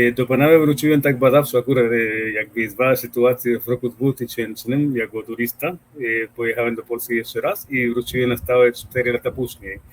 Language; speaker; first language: Polish; non-native, fluent; Spanish